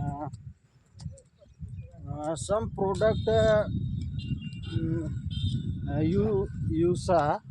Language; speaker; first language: English; non-native, learner; Hindi